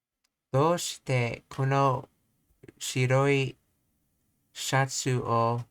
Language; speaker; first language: Japanese; non-native, learner; English